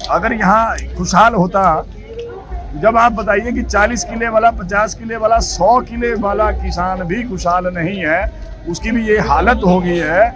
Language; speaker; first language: Hindi; native; Hindi